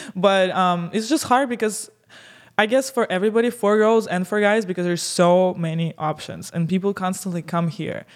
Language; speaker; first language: English; non-native, fluent; Russian